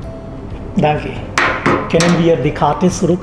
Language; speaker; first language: German; non-native, fluent; Malayalam